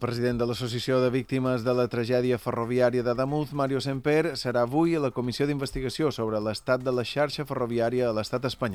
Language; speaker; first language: Catalan; native; Catalan